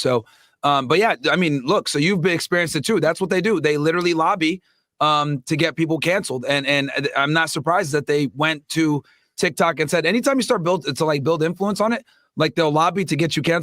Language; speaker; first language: English; native; English